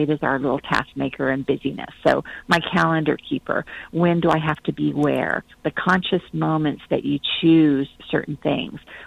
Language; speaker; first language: English; native; English